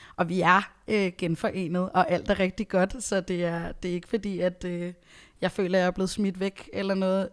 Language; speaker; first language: Danish; early bilingual, other home language; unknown